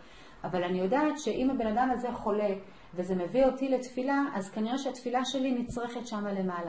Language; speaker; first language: Hebrew; non-native, fluent; English